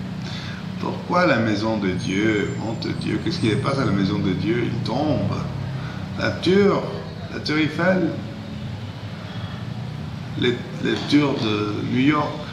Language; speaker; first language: French; non-native, fluent; Spanish